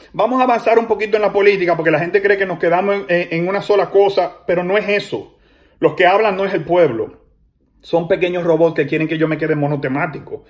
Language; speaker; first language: Spanish; native; Spanish